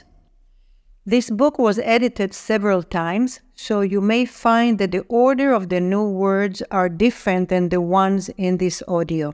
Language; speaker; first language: English; non-native, fluent; Hebrew